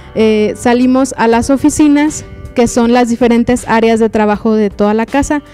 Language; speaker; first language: Spanish; native; Spanish